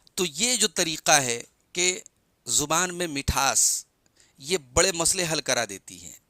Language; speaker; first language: Urdu; native; Urdu